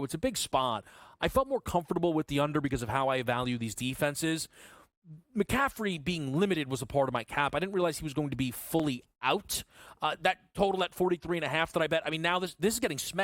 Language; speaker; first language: English; native; English